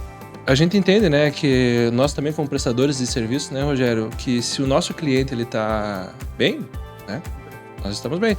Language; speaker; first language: Portuguese; native; Portuguese